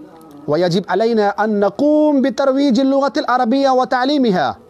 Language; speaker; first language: Arabic; non-native, fluent; Urdu